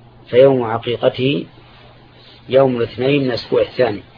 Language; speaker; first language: Arabic; native; Arabic